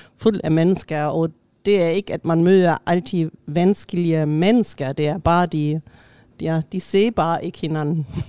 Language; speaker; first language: Danish; non-native, fluent; German